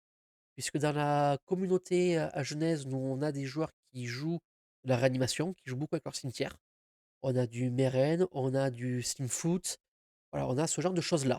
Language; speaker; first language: French; native; French